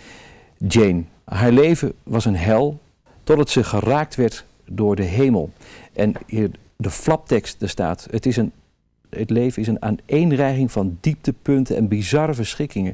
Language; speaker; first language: Dutch; native; Dutch